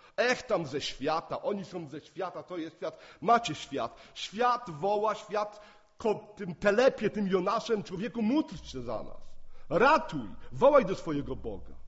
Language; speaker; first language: Polish; native; Polish